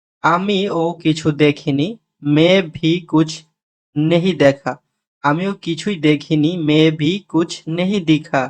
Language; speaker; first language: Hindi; non-native, learner; Bangla